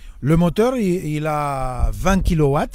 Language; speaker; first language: French; non-native, fluent; Romanian